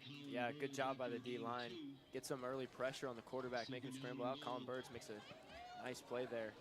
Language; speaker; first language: English; native; English